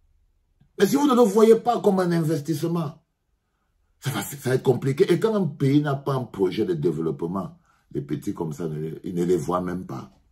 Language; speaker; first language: French; native; French